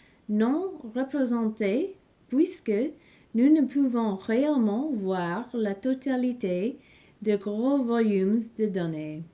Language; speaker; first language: French; non-native, learner; English